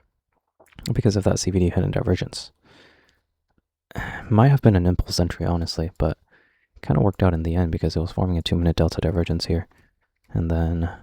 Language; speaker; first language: English; native; English